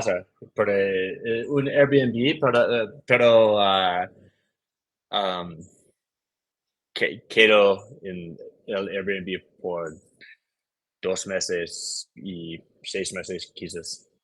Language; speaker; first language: Spanish; non-native, learner; English